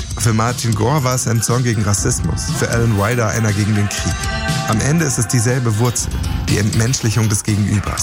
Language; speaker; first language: German; native; German